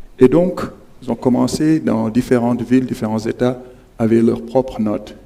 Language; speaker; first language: French; non-native, local second language; Wolof